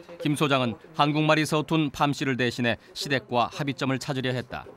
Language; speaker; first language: Korean; native; Korean